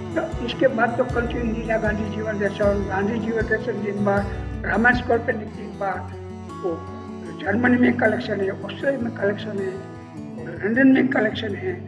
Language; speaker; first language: Hindi; non-native, local second language; Gujarati